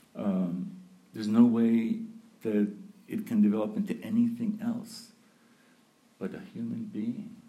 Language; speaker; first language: English; early bilingual, other home language; Ukrainian